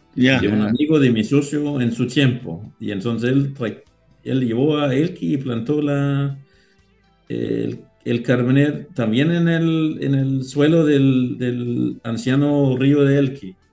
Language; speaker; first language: Spanish; non-native, learner; Danish